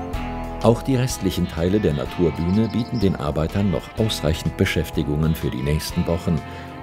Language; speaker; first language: German; native; German